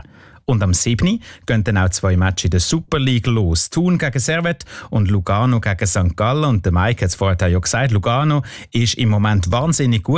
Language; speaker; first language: German; native; German